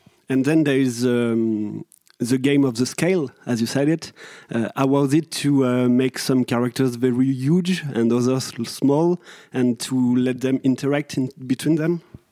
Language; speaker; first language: English; non-native, fluent; French